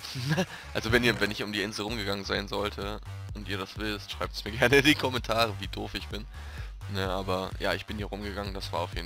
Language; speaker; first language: German; native; German